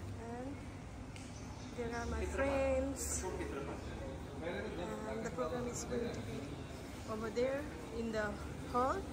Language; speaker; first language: English; non-native, fluent; Nepali